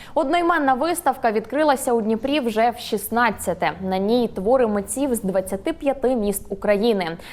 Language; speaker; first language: Ukrainian; native; Ukrainian